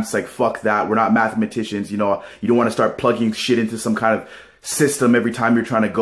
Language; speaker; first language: English; native; English